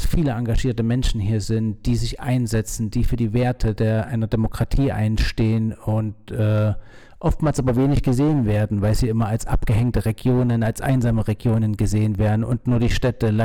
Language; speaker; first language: German; native; German